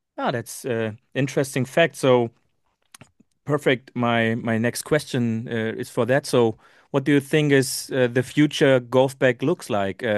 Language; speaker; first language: English; non-native, learner; German